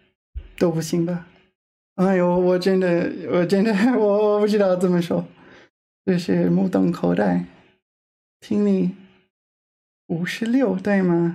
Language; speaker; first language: Chinese; non-native, fluent; English